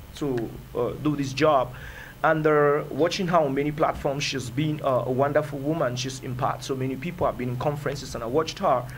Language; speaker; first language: English; native; English